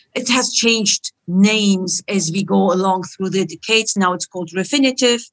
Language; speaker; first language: English; non-native, fluent; Turkish